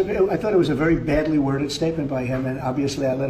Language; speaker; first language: English; native; English